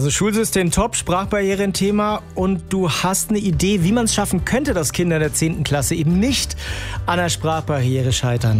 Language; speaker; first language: German; native; German